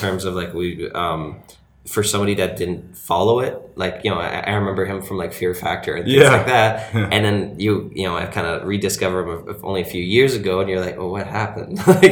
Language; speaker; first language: English; early bilingual, other home language; French